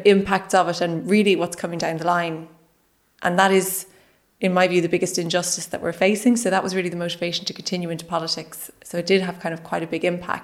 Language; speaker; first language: English; native; English